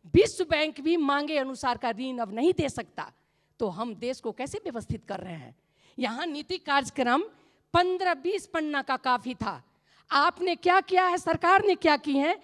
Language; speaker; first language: Hindi; non-native, local second language; Maithili